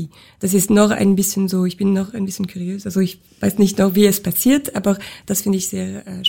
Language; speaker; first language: German; non-native, local second language; French